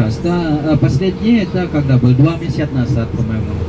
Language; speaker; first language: Russian; non-native, learner; Balinese